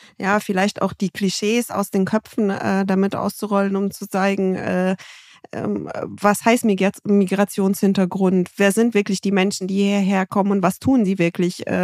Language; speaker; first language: German; early bilingual, other home language; Romanian